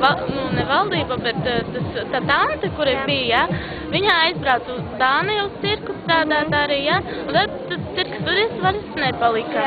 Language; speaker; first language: Latvian; non-native, local second language; Russian